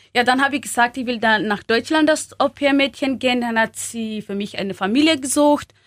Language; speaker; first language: German; non-native, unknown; Swahili